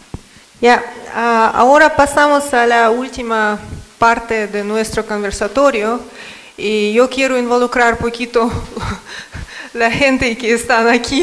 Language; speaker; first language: Spanish; non-native, learner; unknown